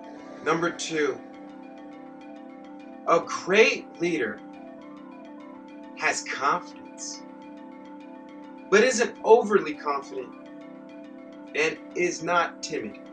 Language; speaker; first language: English; native; English